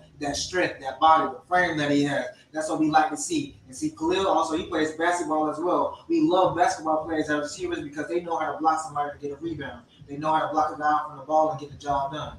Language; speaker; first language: English; native; English